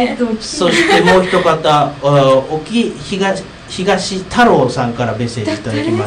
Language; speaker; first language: Japanese; native; Japanese